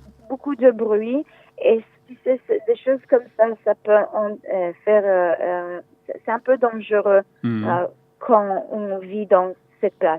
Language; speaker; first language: French; non-native, fluent; Hebrew